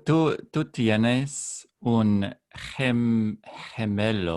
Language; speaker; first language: Spanish; non-native, learner; English